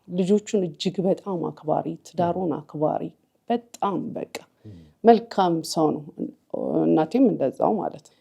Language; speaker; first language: Amharic; native; Amharic